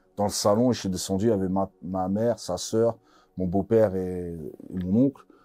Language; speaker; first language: French; native; French